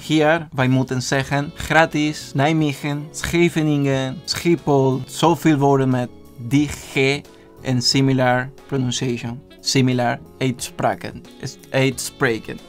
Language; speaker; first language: Dutch; non-native, learner; Spanish